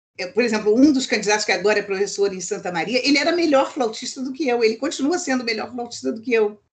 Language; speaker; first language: Portuguese; native; Portuguese